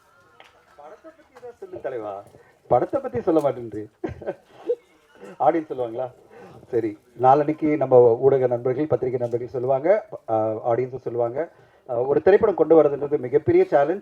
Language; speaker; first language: Tamil; native; Tamil